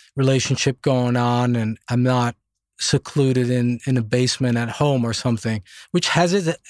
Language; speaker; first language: English; non-native, fluent; Dutch